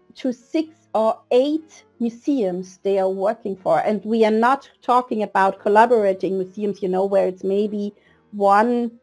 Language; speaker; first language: English; non-native, fluent; German